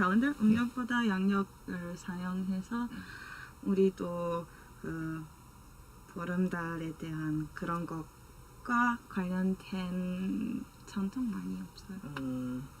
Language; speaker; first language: Korean; non-native, fluent; Serbian